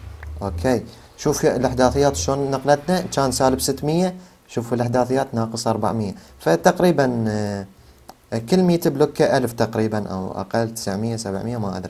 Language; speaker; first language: Arabic; native; Arabic